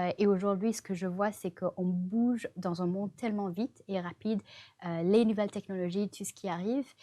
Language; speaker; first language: French; non-native, fluent; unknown